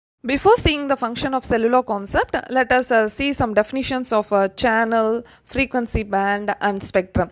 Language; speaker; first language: English; non-native, local second language; Tamil